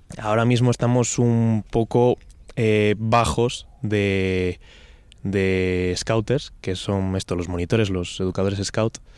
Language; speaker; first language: Spanish; native; Spanish